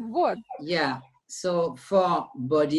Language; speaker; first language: English; non-native, learner; French